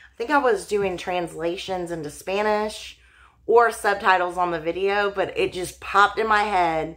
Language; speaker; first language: English; native; English